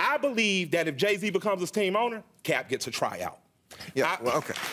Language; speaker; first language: English; native; English